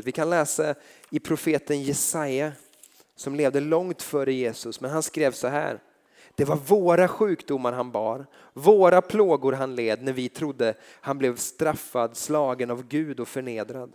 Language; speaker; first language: Swedish; native; Swedish